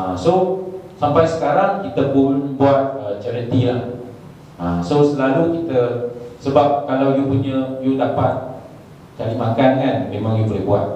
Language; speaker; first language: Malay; non-native, local second language; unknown